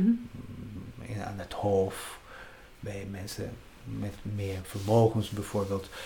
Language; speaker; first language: Dutch; non-native, fluent; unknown